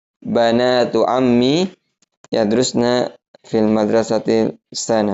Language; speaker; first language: Arabic; non-native, fluent; Indonesian